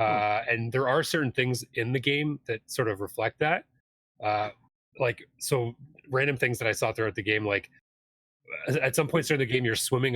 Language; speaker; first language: English; native; English